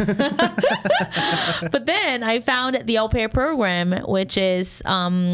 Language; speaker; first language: English; non-native, fluent; Portuguese